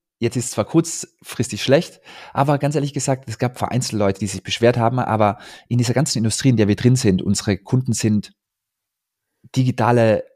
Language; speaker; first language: German; native; German